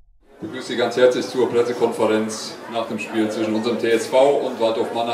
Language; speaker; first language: German; native; German